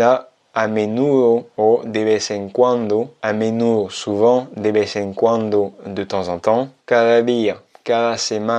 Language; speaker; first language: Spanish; non-native, fluent; French